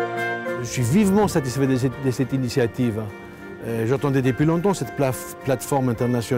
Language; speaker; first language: French; non-native, fluent; Greek